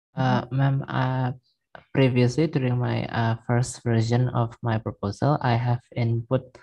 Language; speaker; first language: English; non-native, learner; Indonesian